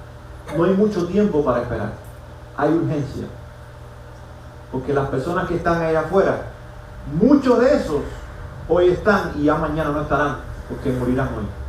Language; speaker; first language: Spanish; native; Spanish